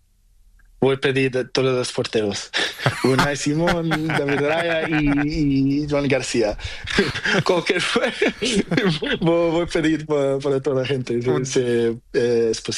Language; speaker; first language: Spanish; non-native, learner; Portuguese